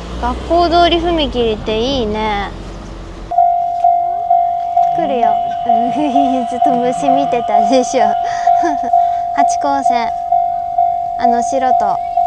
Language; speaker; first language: Japanese; native; Japanese